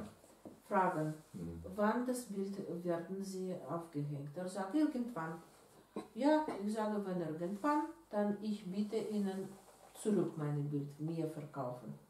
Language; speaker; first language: German; non-native, learner; Russian